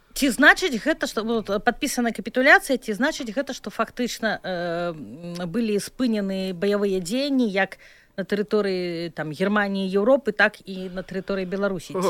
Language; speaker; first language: Belarusian; native; Belarusian